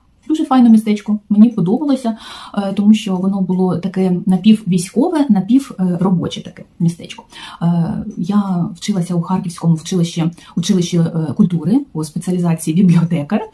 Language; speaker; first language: Ukrainian; non-native, local second language; Russian